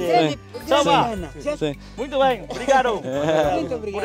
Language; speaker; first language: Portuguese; non-native, learner; Vietnamese